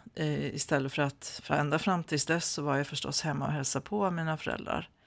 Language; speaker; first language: Swedish; native; Swedish